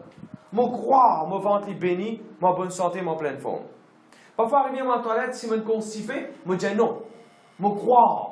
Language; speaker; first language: French; non-native, local second language; Morisyen